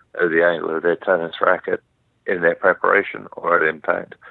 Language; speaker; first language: English; native; English